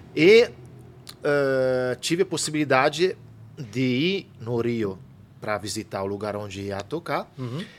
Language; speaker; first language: Portuguese; non-native, fluent; Italian